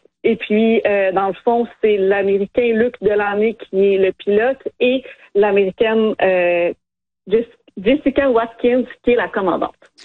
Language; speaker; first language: French; native; French